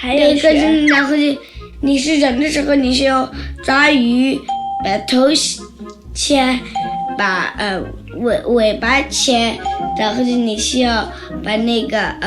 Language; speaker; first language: Chinese; non-native, learner; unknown